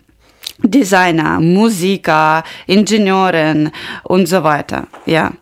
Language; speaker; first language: German; non-native, learner; Ukrainian